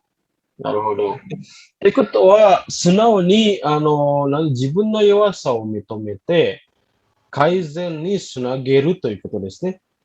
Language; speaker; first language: Japanese; non-native, fluent; Indonesian